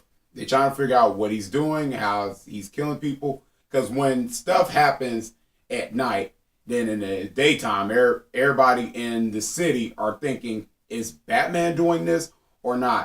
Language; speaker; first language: English; native; English